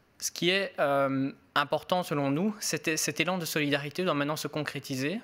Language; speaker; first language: French; native; French